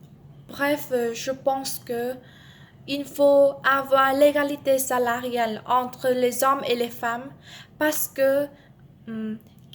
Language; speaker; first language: French; non-native, learner; Vietnamese